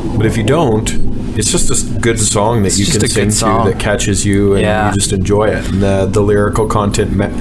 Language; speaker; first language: English; native; English